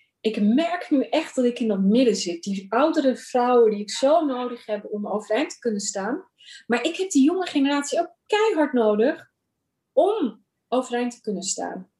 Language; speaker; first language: Dutch; early bilingual, other home language; Urdu